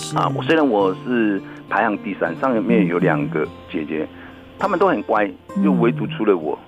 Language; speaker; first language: Chinese; native; Chinese